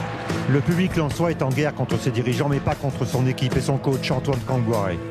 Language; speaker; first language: French; native; French